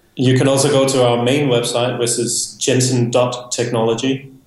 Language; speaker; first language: English; non-native, fluent; Danish